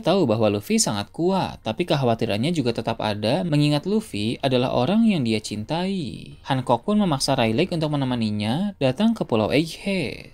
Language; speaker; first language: Indonesian; native; Indonesian